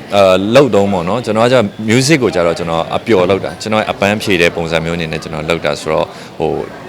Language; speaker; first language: Burmese; native; Burmese